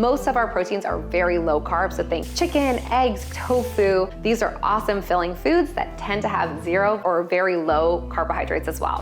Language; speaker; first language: English; native; English